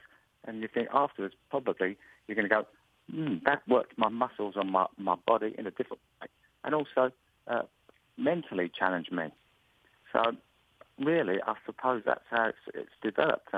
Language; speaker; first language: English; native; English